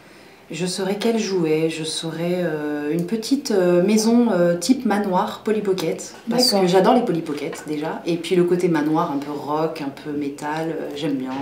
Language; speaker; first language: French; native; French